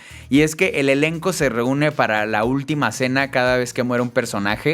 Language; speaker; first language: Spanish; native; Spanish